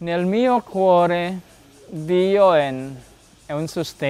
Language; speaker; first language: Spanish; non-native, learner; Filipino